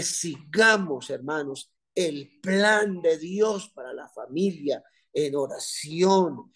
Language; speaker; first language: Spanish; native; Spanish